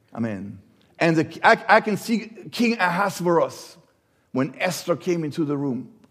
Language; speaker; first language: English; non-native, fluent; German